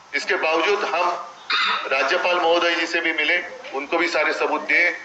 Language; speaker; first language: Hindi; non-native, local second language; Marathi